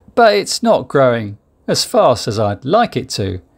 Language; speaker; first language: English; native; English